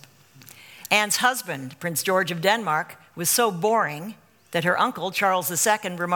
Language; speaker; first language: English; native; English